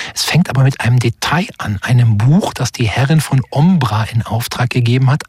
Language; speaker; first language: German; native; German